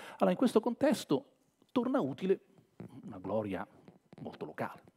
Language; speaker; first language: Italian; native; Italian